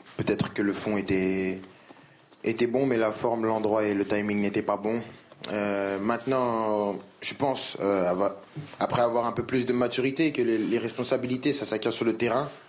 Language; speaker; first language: French; native; French